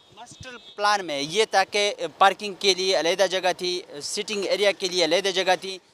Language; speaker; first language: Urdu; non-native, local second language; Pashto